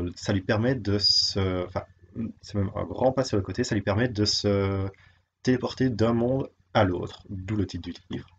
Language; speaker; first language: French; native; French